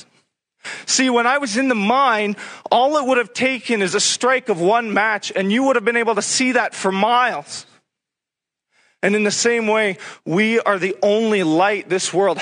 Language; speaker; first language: English; native; English